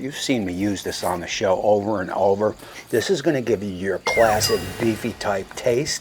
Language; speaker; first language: English; native; English